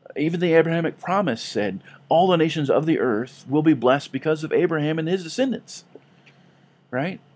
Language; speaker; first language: English; native; English